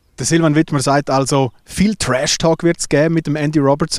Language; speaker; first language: German; native; German